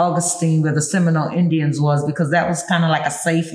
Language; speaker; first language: English; early bilingual, other home language; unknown